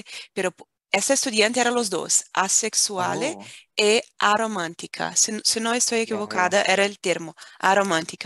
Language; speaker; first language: Spanish; non-native, fluent; Portuguese